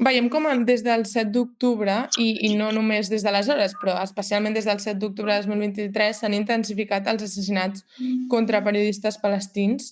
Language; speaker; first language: Catalan; native; Catalan